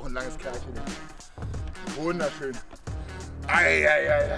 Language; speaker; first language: German; native; German